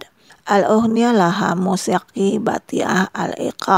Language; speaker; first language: Arabic; non-native, fluent; Indonesian